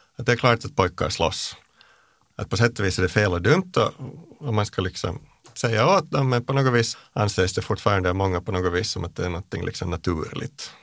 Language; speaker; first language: Swedish; native; Swedish